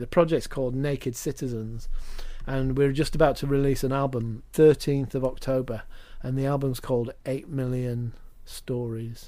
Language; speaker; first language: English; native; English